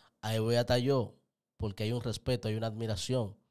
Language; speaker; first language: Spanish; native; Spanish